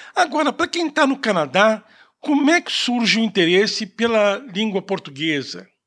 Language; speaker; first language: Portuguese; native; Portuguese